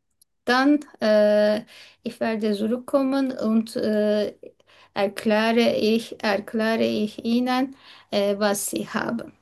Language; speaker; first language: German; non-native, learner; Turkish